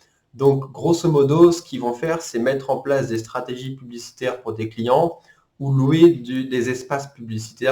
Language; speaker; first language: French; native; French